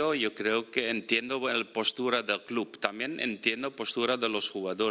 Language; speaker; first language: Spanish; non-native, fluent; Dutch